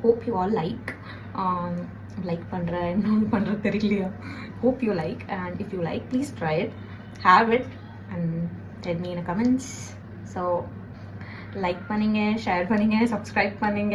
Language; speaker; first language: Tamil; non-native, learner; Marathi